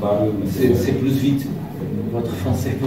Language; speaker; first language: French; non-native, learner; Portuguese